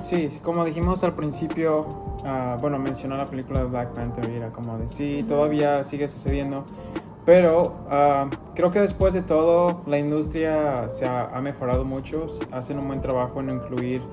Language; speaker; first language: Spanish; early bilingual, other home language; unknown